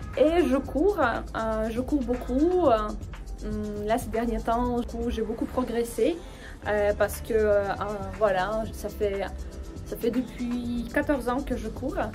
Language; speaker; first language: French; non-native, fluent; Russian